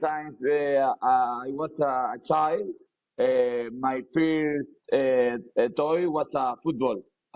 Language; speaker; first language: English; non-native, learner; Spanish